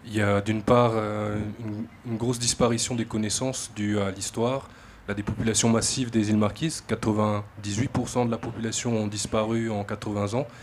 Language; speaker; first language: French; native; French